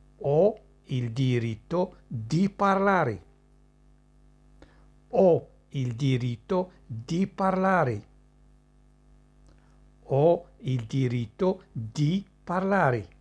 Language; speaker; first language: Italian; non-native, fluent; Arabic